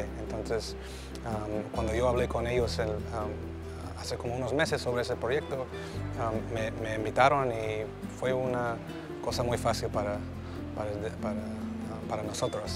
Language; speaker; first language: Spanish; early bilingual, heritage; English